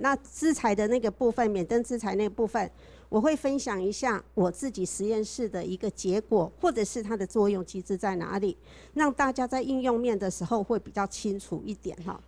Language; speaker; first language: Chinese; native; Chinese